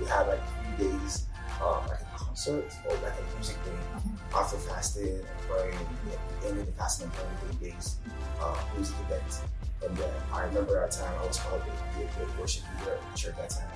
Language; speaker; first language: English; non-native, local second language; Yoruba